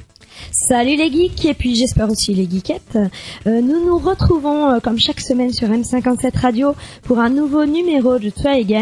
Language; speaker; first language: French; native; French